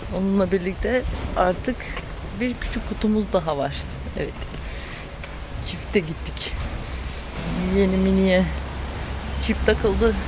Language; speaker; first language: Turkish; native; Turkish